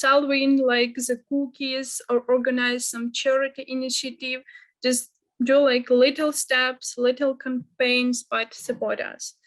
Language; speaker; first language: English; non-native, fluent; Ukrainian